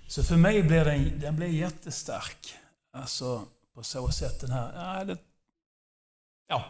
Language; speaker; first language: Swedish; non-native, fluent; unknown